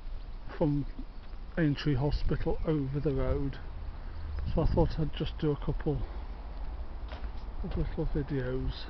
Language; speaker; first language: English; native; English